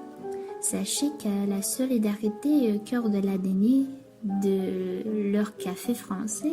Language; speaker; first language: French; non-native, learner; Romanian